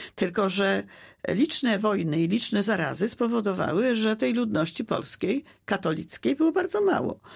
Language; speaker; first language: Polish; native; Polish